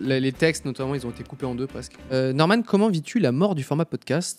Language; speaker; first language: French; native; French